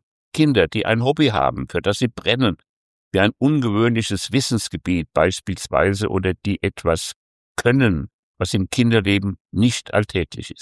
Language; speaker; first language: German; native; German